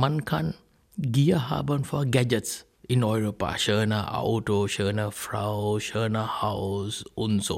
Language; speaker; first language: German; non-native, fluent; Sinhala